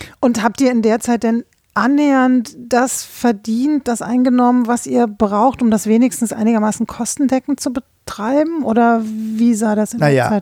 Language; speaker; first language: German; native; German